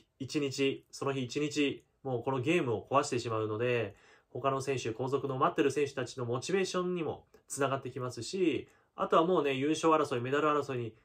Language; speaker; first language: Japanese; native; Japanese